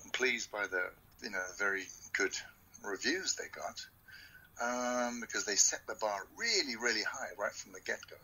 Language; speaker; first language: English; native; English